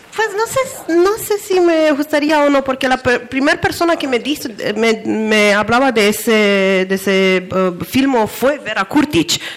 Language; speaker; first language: Spanish; non-native, fluent; Romanian